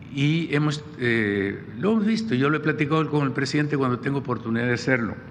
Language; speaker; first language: Spanish; native; Spanish